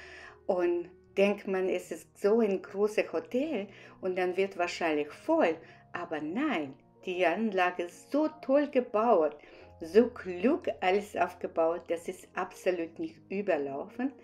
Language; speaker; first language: German; non-native, fluent; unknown